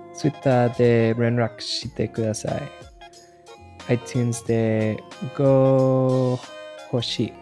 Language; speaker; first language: Japanese; non-native, fluent; English